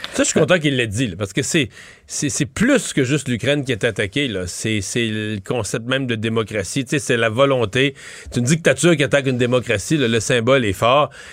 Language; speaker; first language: French; native; French